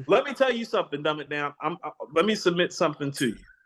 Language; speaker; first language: English; native; English